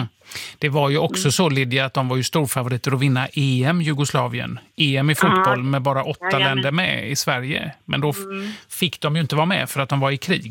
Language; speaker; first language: Swedish; native; Swedish